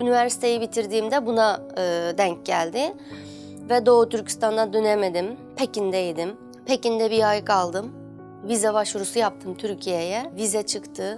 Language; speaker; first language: Turkish; non-native, fluent; Uyghur